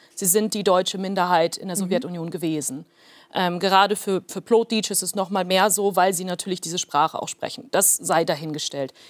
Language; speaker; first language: German; early bilingual, other home language; Plautdietsch